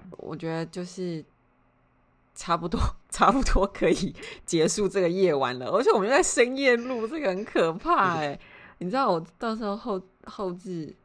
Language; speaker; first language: Chinese; native; Chinese